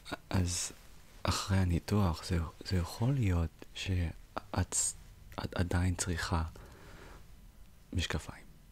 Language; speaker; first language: Hebrew; non-native, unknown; English